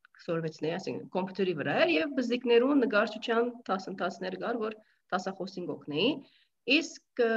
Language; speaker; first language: Armenian; early bilingual, heritage; Armenian